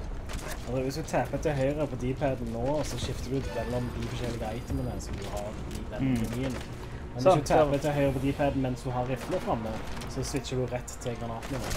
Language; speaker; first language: Norwegian; native; Norwegian